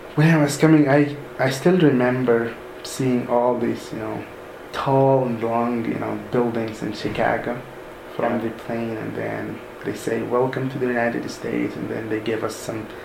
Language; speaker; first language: English; non-native, fluent; Arabic